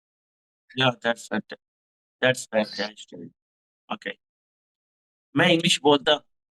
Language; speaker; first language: English; non-native, fluent; Hindi